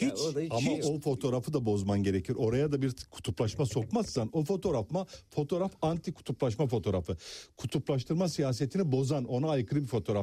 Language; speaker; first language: Turkish; native; Turkish